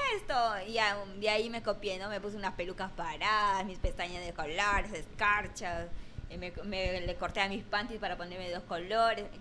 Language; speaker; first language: Spanish; native; Spanish